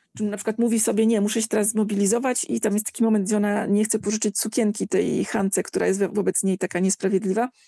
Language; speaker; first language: Polish; native; Polish